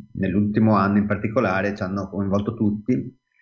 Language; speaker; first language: Italian; native; Italian